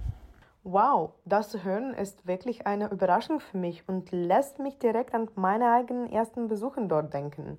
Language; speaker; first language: German; non-native, fluent; Ukrainian